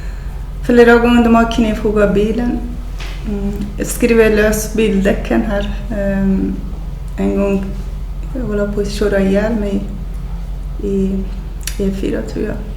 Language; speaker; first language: Swedish; non-native, fluent; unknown